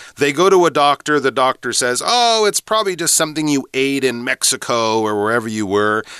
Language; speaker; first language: English; native; English